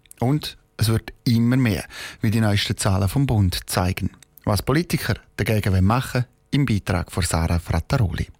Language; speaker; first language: German; native; German